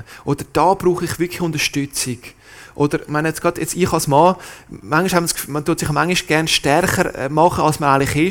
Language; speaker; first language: German; native; German